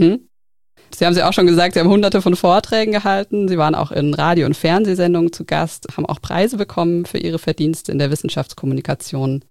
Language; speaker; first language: German; native; German